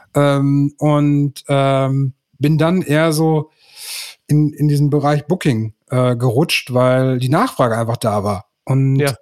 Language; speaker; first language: German; native; German